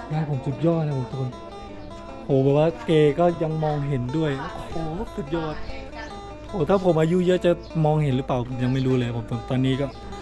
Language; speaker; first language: Thai; native; Thai